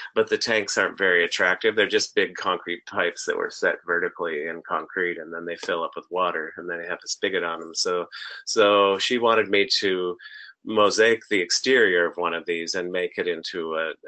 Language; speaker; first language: English; native; English